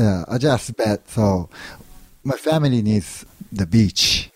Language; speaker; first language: English; non-native, learner; Japanese